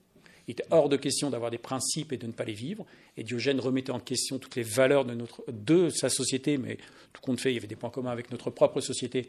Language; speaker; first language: French; native; French